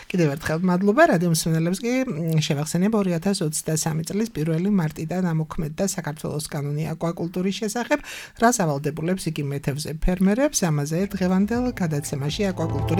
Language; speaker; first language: Georgian; native; Georgian